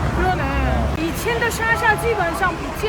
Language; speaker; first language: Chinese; non-native, fluent; Korean